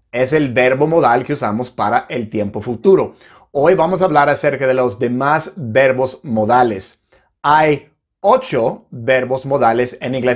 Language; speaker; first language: Spanish; non-native, fluent; English